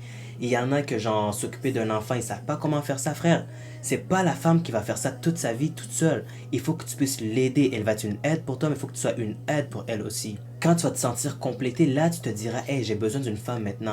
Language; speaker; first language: French; native; French